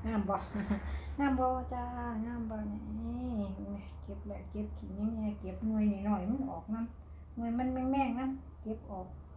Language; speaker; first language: Thai; native; Thai